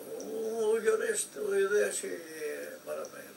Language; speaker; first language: Hebrew; non-native, fluent; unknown